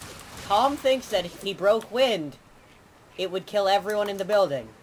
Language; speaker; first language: English; native; English